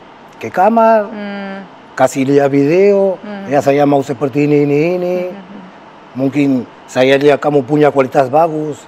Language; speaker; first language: Indonesian; non-native, fluent; Spanish